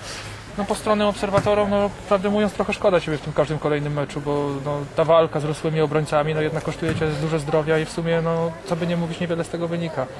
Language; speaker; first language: Polish; native; Polish